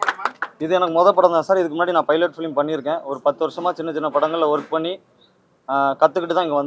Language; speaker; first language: Tamil; native; Tamil